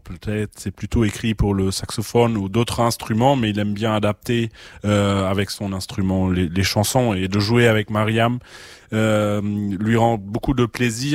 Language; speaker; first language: French; non-native, fluent; German